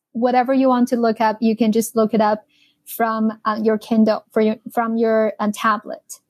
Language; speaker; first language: English; non-native, fluent; Chinese